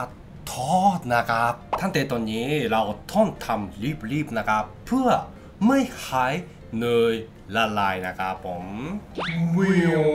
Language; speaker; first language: Thai; non-native, learner; Japanese